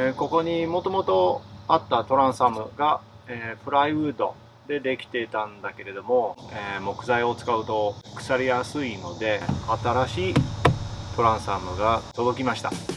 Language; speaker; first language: Japanese; non-native, fluent; English